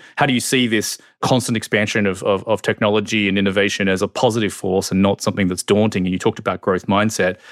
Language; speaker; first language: English; native; English